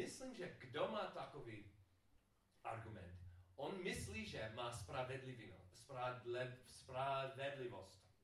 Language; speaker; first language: Czech; non-native, learner; English